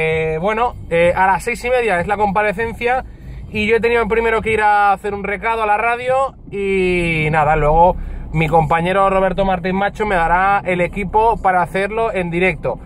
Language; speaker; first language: Spanish; native; Spanish